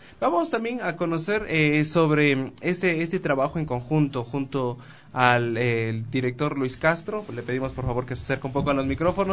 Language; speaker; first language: Spanish; native; Spanish